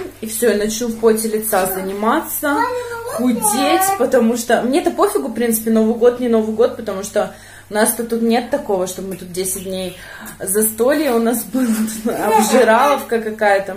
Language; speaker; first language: Russian; native; Russian